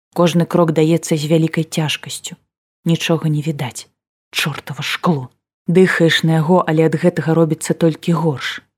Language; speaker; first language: Belarusian; native; Belarusian